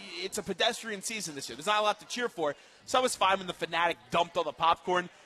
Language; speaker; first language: English; native; English